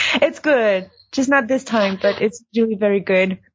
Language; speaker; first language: English; early bilingual, heritage; Chinese